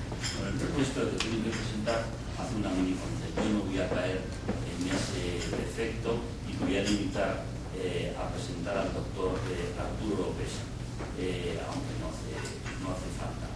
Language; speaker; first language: Spanish; native; Spanish